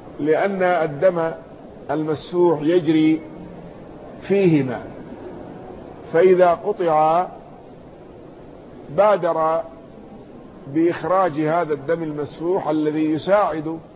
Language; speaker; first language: Arabic; native; Arabic